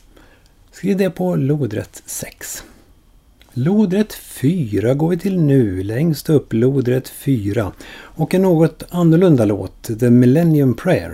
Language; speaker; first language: Swedish; native; Swedish